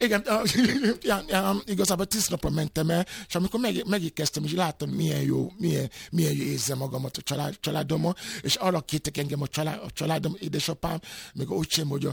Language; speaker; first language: Hungarian; non-native, fluent; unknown